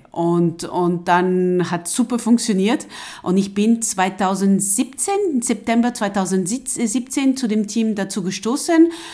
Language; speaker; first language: German; non-native, fluent; French